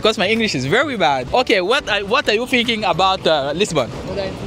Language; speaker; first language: English; non-native, learner; French